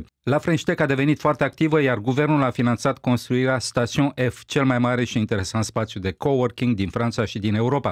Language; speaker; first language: Romanian; native; Romanian